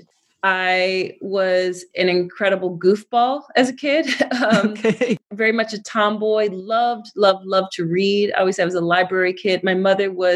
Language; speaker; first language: English; native; English